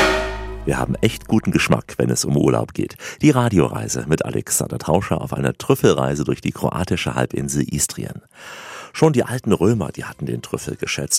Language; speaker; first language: German; native; German